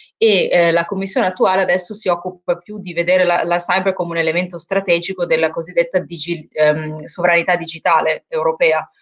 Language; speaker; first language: Italian; native; Italian